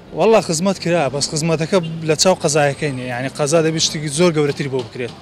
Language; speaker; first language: Central Kurdish; native; Central Kurdish